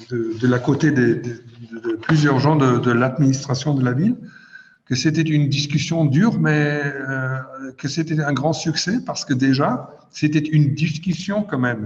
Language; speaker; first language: French; non-native, fluent; German